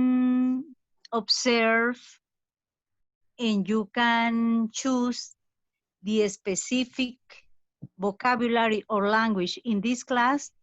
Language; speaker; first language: English; non-native, fluent; Spanish